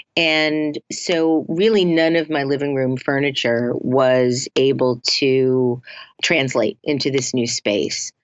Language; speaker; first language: English; native; English